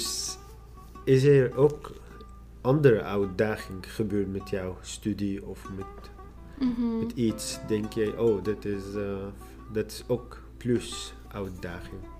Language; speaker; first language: Dutch; non-native, learner; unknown